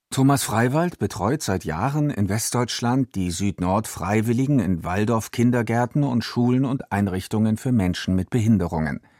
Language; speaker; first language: German; native; German